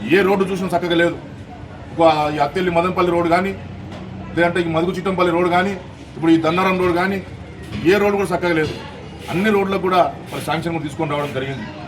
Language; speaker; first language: Telugu; native; Telugu